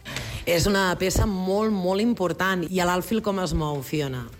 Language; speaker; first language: Catalan; native; Catalan